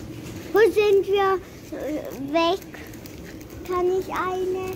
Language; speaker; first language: German; early bilingual, other home language; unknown